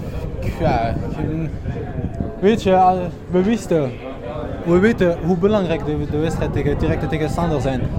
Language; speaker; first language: Dutch; non-native, fluent; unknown